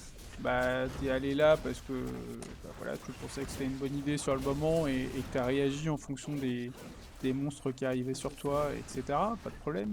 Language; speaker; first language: French; native; French